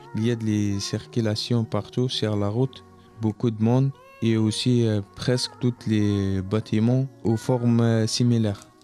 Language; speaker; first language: French; non-native, local second language; Arabic